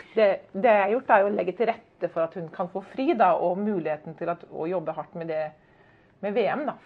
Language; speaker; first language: Norwegian; native; Norwegian